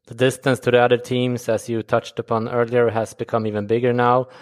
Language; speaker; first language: English; non-native, fluent; Swedish